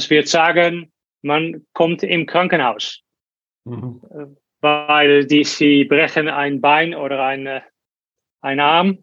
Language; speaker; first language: German; non-native, learner; Dutch